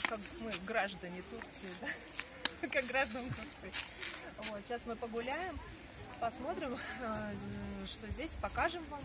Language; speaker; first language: Russian; native; Russian